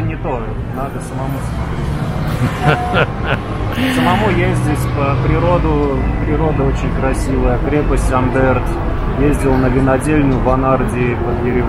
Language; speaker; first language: Russian; native; Russian